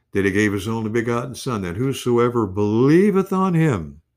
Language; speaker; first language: English; native; English